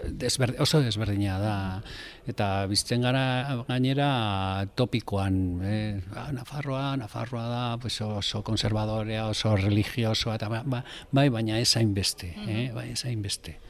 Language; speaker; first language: Basque; non-native, local second language; Spanish